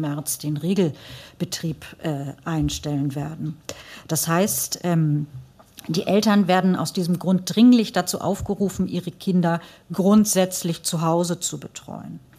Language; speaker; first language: German; native; German